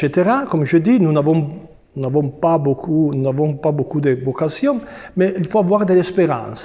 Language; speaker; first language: French; non-native, fluent; Italian